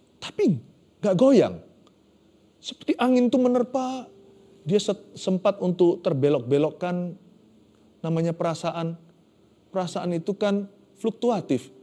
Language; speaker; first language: Indonesian; native; Indonesian